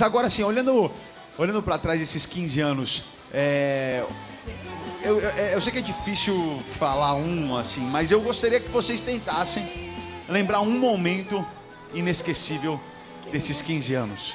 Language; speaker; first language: Portuguese; native; Portuguese